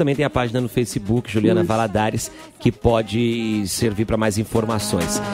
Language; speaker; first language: Portuguese; native; Portuguese